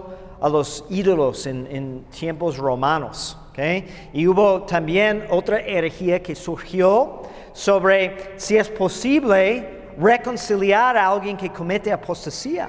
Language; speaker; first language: Spanish; non-native, fluent; English